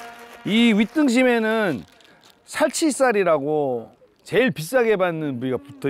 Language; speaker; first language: Korean; native; Korean